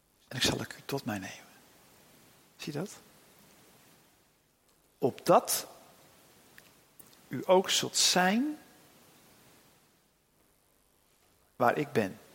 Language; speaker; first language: Dutch; native; Dutch